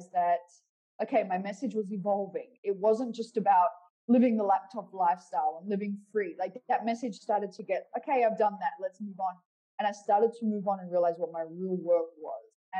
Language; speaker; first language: English; native; English